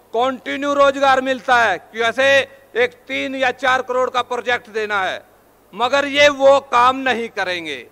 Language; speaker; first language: Hindi; native; Hindi